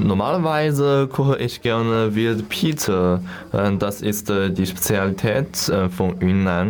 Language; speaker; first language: German; non-native, learner; Chinese